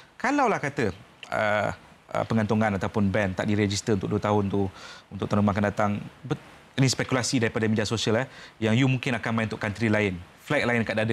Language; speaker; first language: Malay; native; Malay